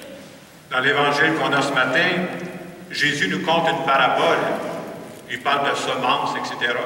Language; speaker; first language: French; native; French